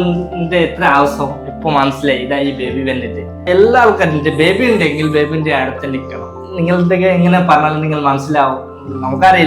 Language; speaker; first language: Malayalam; non-native, local second language; Bangla